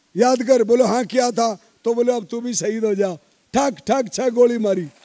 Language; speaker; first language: Hindi; native; Hindi